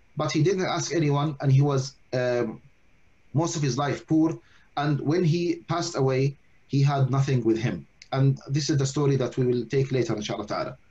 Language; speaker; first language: English; non-native, fluent; Arabic